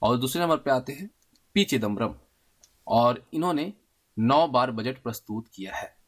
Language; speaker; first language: Hindi; native; Hindi